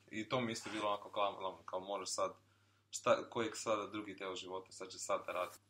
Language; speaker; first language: Serbian; early bilingual, heritage; Serbian